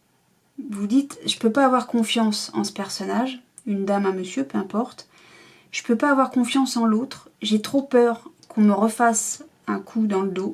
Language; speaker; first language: French; native; French